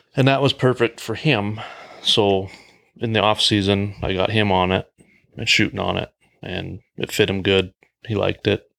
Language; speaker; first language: English; native; English